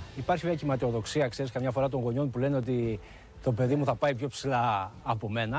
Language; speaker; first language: Greek; native; Greek